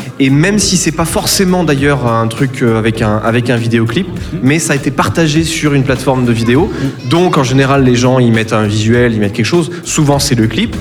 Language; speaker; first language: French; native; French